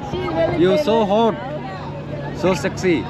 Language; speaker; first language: English; non-native, learner; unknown